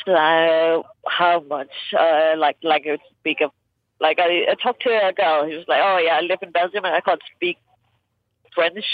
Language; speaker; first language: English; non-native, fluent; Danish